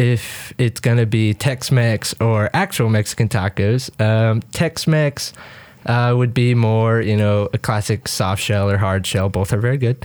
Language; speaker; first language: English; native; English